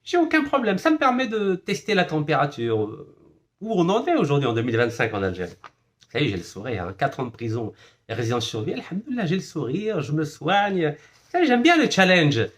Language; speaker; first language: French; non-native, local second language; Arabic